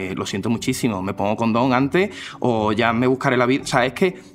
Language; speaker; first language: Spanish; native; Spanish